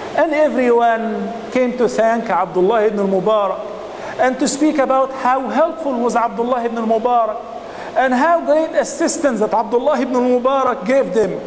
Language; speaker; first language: English; non-native, fluent; Arabic